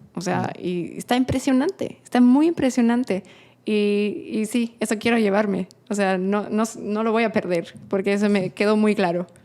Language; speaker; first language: Spanish; non-native, fluent; German